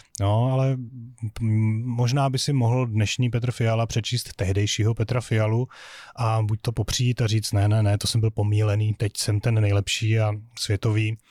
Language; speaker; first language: Czech; native; Czech